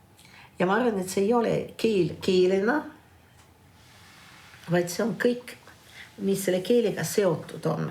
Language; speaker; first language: Estonian; non-native, fluent; French